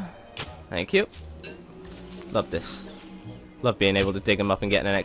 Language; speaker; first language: English; native; English